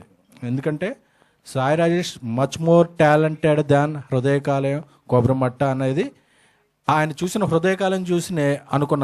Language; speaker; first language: Telugu; native; Telugu